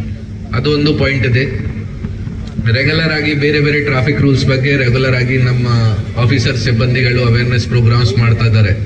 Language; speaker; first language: Kannada; non-native, learner; Hindi